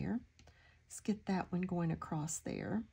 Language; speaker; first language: English; native; English